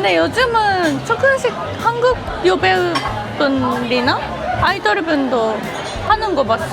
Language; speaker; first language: Korean; non-native, fluent; Japanese